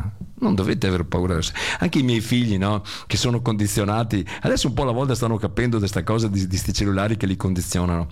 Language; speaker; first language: Italian; native; Italian